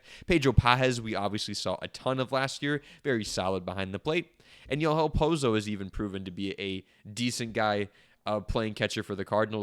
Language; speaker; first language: English; native; English